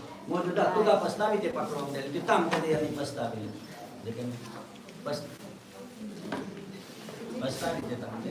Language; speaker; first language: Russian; non-native, learner; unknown